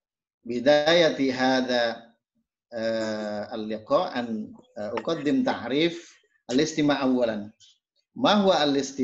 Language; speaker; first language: Arabic; non-native, fluent; Indonesian